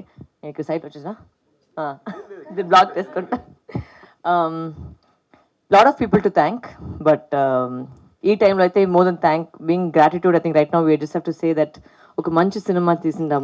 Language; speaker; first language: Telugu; non-native, local second language; Tamil